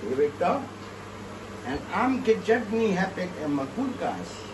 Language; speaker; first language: Dutch; non-native, local second language; Caribbean Hindustani